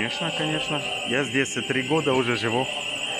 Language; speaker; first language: Russian; non-native, learner; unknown